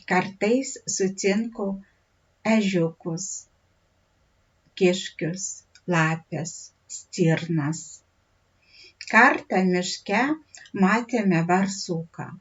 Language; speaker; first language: Lithuanian; non-native, fluent; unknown